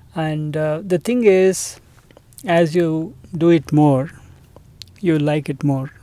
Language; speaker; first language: English; non-native, local second language; Telugu